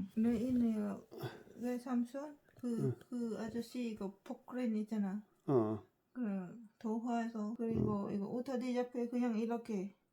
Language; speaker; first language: Korean; non-native, learner; Lao